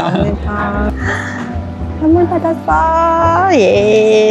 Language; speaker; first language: Korean; non-native, learner; Persian